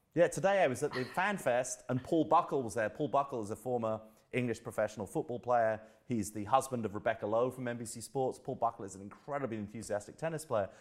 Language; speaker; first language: English; native; English